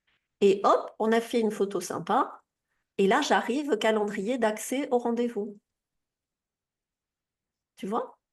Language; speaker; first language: French; native; French